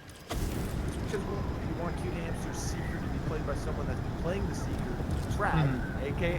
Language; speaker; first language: English; native; English